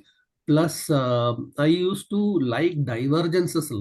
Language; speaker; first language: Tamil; non-native, learner; Malayalam